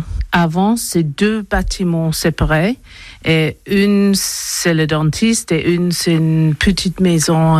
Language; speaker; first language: French; non-native, learner; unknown